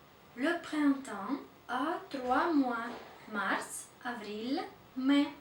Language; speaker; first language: French; non-native, fluent; Russian